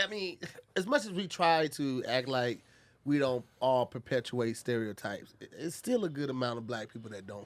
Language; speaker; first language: English; native; English